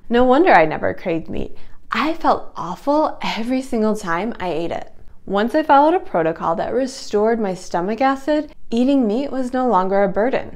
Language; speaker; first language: English; native; English